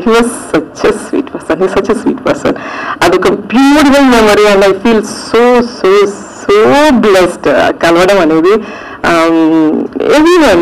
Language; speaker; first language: Telugu; native; Telugu